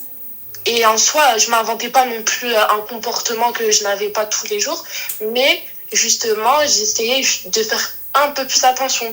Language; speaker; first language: French; native; French